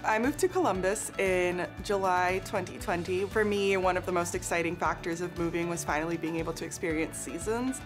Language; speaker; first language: English; native; English